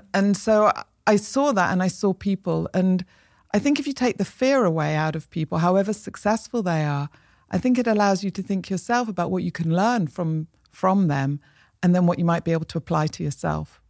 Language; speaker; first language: English; native; English